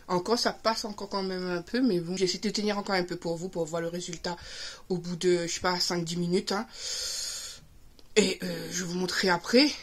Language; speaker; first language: French; native; French